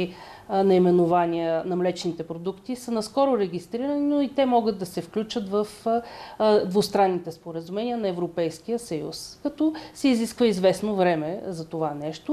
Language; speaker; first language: Bulgarian; native; Bulgarian